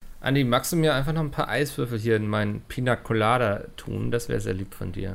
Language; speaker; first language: German; native; German